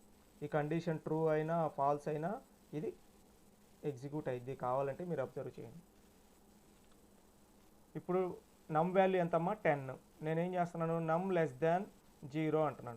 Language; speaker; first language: Telugu; native; Telugu